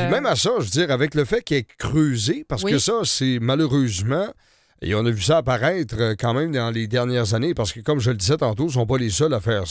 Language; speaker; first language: French; native; French